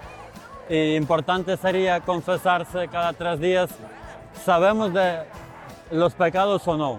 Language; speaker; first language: Spanish; non-native, fluent; Ukrainian